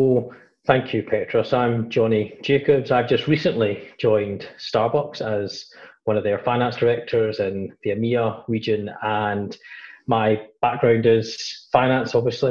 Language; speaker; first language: English; native; English